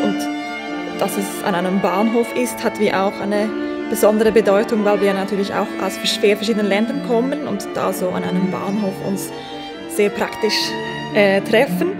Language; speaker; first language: German; non-native, fluent; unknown